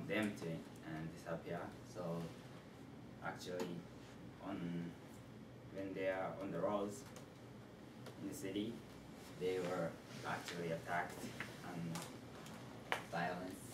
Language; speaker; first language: English; non-native, fluent; Japanese